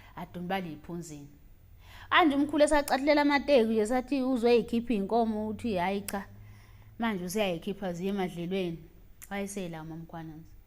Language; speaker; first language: Zulu; native; Zulu